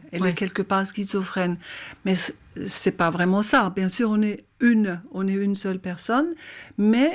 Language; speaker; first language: French; non-native, fluent; German